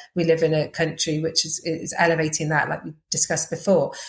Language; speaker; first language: English; native; English